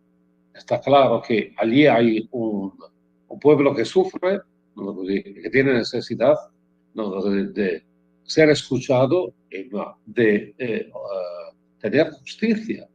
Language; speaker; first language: Spanish; non-native, fluent; Italian